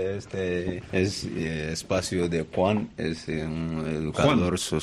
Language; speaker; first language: Spanish; non-native, learner; Bambara